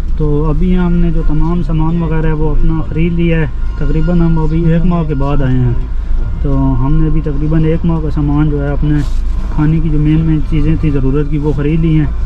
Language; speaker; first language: Urdu; non-native, local second language; Punjabi